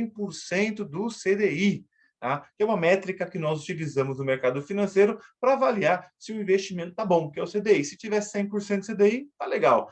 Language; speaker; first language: Portuguese; native; Portuguese